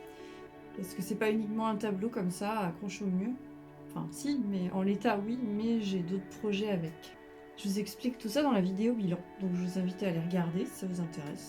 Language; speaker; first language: French; native; French